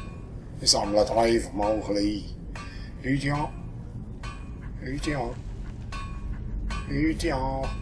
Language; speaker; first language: German; native; German